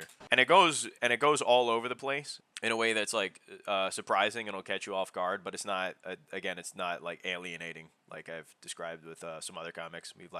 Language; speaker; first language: English; native; English